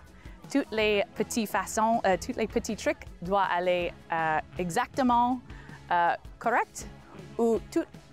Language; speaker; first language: French; non-native, learner; English